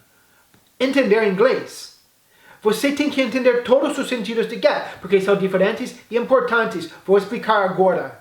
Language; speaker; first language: Portuguese; non-native, fluent; English